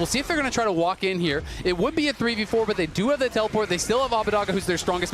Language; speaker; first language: English; native; English